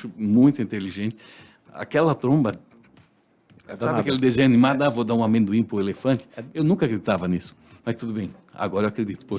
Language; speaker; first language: Portuguese; native; Portuguese